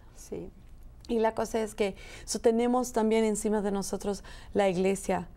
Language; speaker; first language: Spanish; early bilingual, heritage; Spanish